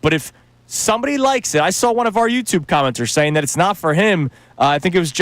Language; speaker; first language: English; native; English